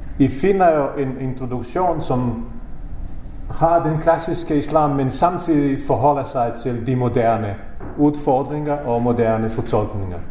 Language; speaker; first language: Danish; non-native, fluent; Bosnian